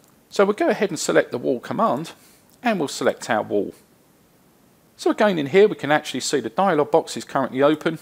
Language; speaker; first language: English; native; English